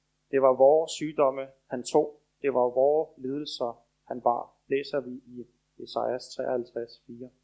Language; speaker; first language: Danish; native; Danish